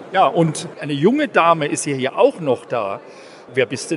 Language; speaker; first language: German; native; German